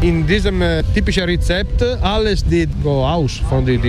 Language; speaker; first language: German; non-native, learner; Italian